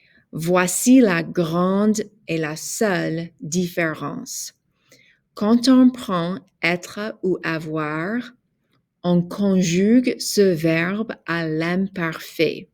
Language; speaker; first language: French; non-native, fluent; English